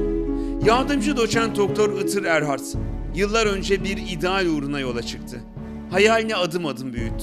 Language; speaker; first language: Turkish; native; Turkish